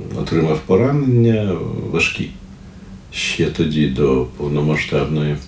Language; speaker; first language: Ukrainian; non-native, local second language; Russian